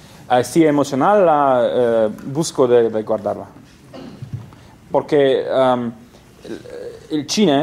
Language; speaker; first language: Spanish; non-native, fluent; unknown